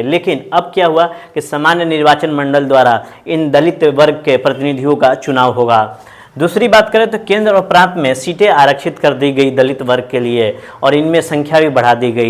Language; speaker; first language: Hindi; native; Hindi